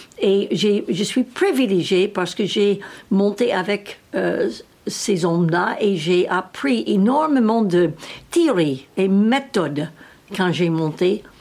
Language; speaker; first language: French; non-native, learner; English